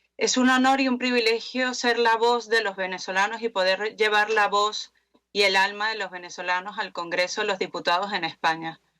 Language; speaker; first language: Spanish; native; Spanish